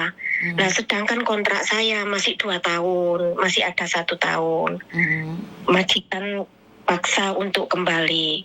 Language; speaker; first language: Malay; non-native, local second language; Javanese